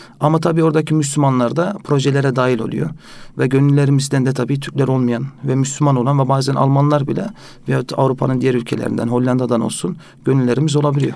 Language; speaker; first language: Turkish; early bilingual, heritage; Turkish